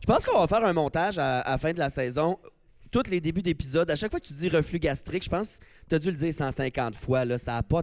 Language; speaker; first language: French; native; French